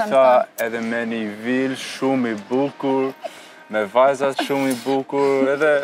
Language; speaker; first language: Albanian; early bilingual, heritage; Albanian